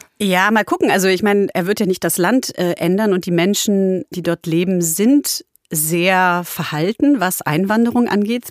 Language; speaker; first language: German; early bilingual, other home language; Polish